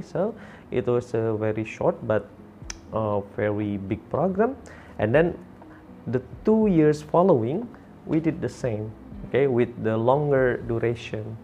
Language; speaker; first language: English; non-native, fluent; Indonesian